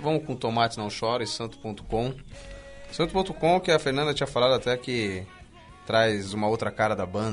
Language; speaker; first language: Portuguese; native; Portuguese